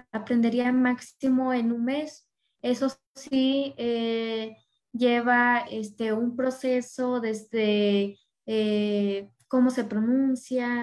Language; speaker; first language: Spanish; non-native, local second language; Nahuatl languages